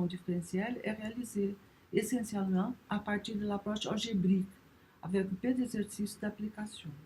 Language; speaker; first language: French; non-native, learner; Portuguese